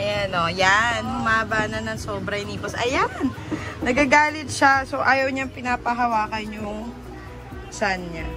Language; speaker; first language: Filipino; native; Filipino